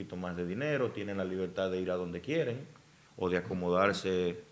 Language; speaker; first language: Spanish; native; Spanish